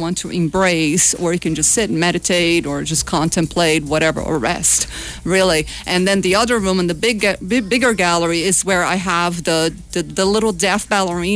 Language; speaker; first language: English; non-native, fluent; Portuguese